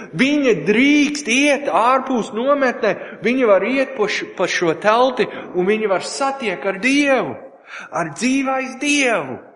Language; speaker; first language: Latvian; non-native, learner; English